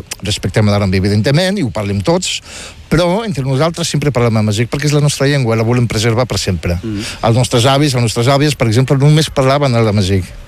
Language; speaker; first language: Catalan; non-native, fluent; Riffian